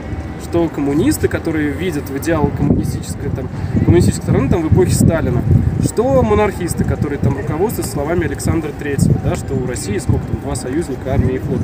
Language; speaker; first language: Russian; native; Russian